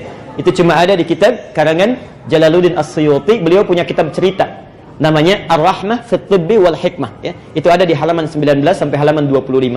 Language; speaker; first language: Indonesian; native; Indonesian